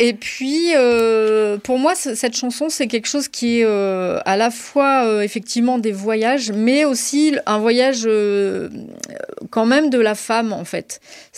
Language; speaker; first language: French; native; French